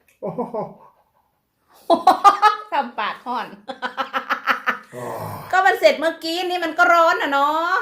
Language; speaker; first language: Thai; non-native, local second language; Lao